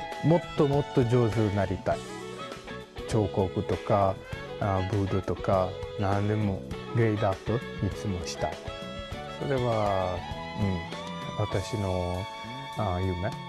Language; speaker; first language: Japanese; non-native, learner; Italian